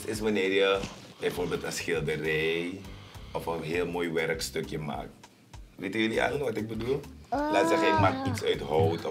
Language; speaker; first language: Dutch; native; Dutch